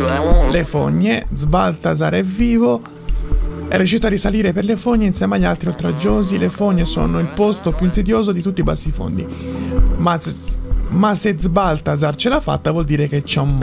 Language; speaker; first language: Italian; native; Italian